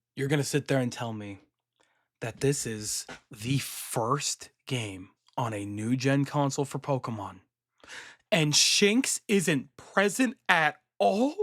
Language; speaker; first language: English; native; English